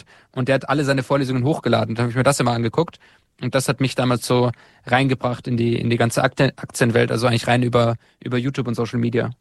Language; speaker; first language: German; native; German